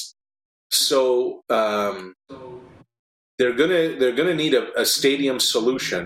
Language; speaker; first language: English; native; English